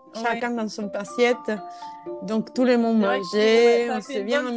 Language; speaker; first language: French; non-native, fluent; Spanish